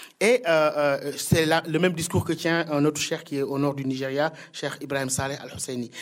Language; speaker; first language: French; non-native, local second language; Wolof